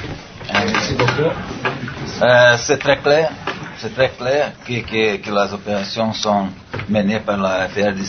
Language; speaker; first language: French; non-native, learner; Portuguese